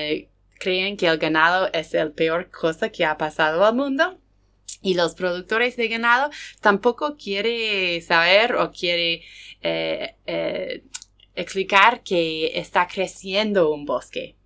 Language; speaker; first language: Spanish; non-native, fluent; English